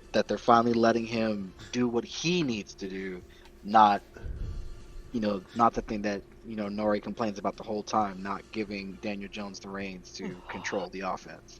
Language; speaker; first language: English; native; English